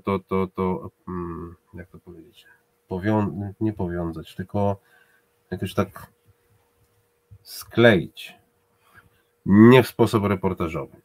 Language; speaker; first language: Polish; non-native, fluent; Hebrew